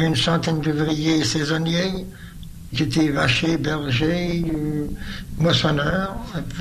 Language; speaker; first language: French; native; French